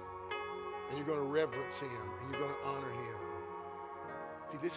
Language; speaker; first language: English; native; English